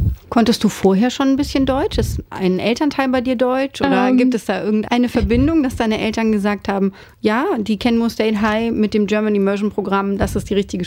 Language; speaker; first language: German; native; German